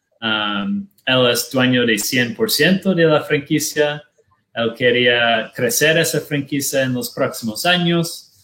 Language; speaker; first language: Spanish; non-native, learner; Portuguese